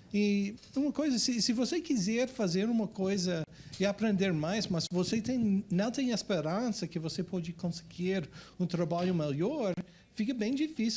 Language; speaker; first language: Portuguese; non-native, fluent; English